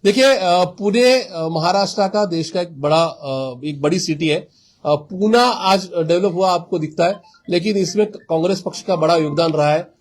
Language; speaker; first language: Hindi; non-native, local second language; Marathi